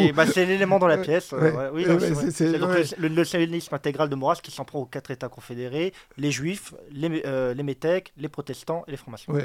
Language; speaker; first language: French; native; French